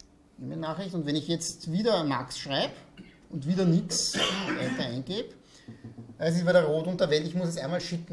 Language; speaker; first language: German; native; German